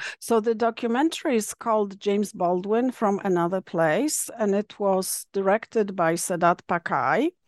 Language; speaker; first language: English; non-native, fluent; Polish